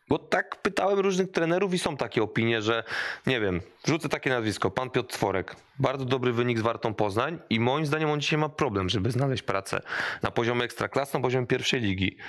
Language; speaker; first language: Polish; native; Polish